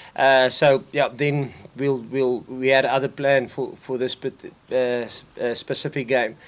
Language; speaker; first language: English; non-native, local second language; Afrikaans